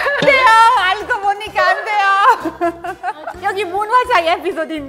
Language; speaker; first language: Korean; non-native, fluent; Italian